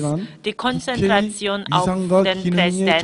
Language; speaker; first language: German; non-native, fluent; Korean